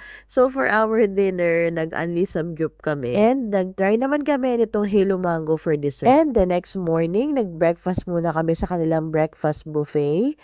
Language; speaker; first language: Filipino; native; Filipino